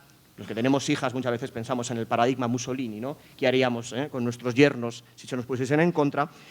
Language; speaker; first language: Spanish; native; Spanish